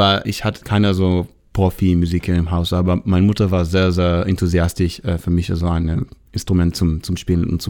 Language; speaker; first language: German; non-native, learner; Hebrew